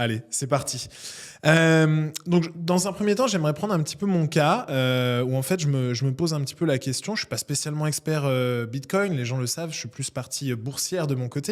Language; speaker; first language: French; native; French